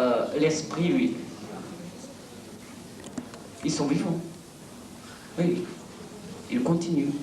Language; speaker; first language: French; non-native, fluent; Japanese